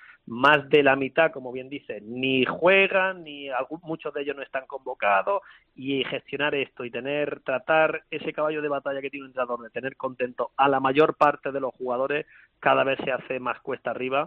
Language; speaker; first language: Spanish; native; Spanish